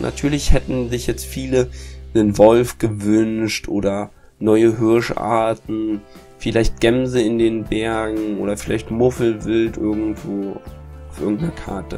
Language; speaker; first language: German; native; German